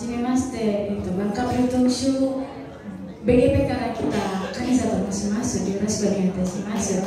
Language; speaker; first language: Japanese; non-native, learner; Indonesian